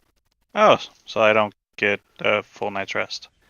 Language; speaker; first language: English; native; English